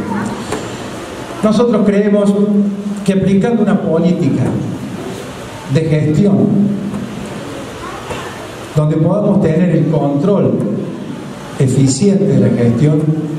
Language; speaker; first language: Spanish; native; Spanish